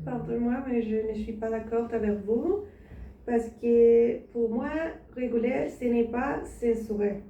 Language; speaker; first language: French; non-native, learner; Spanish